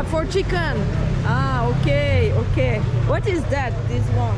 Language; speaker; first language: English; non-native, learner; Turkish